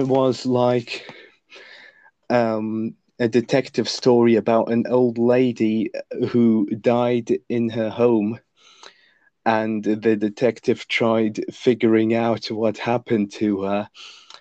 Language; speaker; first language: English; non-native, fluent; Lithuanian